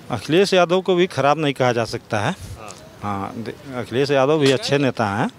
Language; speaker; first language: Hindi; native; Hindi